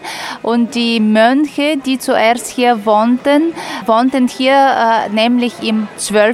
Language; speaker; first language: German; non-native, fluent; Bulgarian